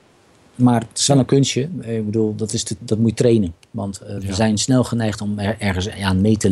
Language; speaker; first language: Dutch; native; Dutch